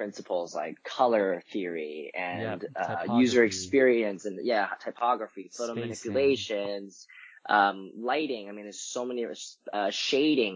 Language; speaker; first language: English; native; English